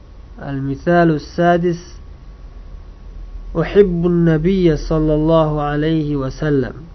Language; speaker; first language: Arabic; non-native, fluent; Uzbek